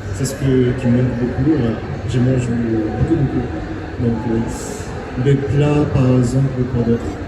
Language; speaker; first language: French; non-native, fluent; Japanese